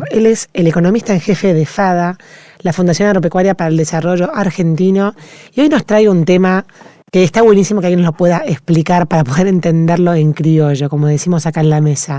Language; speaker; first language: Spanish; native; Spanish